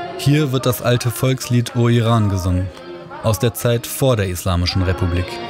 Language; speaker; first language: German; early bilingual, other home language; Persian